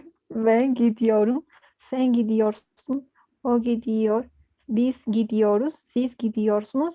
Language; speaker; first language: Turkish; non-native, learner; Spanish